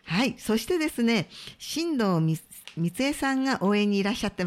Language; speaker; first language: Japanese; native; Japanese